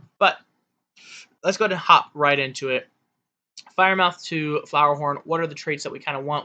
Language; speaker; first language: English; native; English